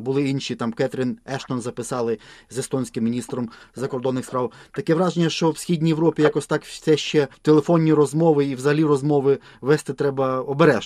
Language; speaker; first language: Ukrainian; native; Ukrainian